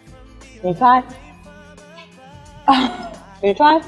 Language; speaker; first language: Chinese; non-native, local second language; Cantonese